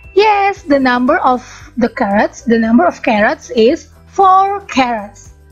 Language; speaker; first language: English; non-native, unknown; Indonesian